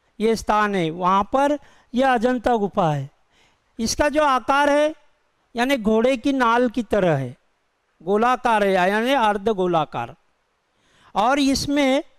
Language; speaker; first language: Hindi; non-native, local second language; Urdu